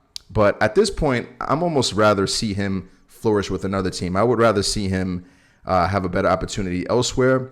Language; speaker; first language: English; native; English